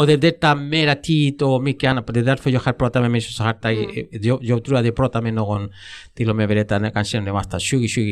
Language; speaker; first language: Swedish; non-native, fluent; Spanish